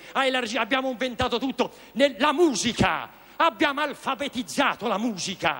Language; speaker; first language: Italian; native; Italian